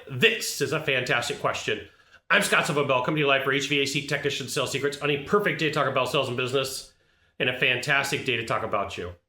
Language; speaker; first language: English; native; English